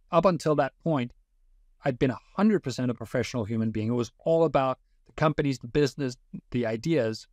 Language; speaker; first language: English; non-native, fluent; Danish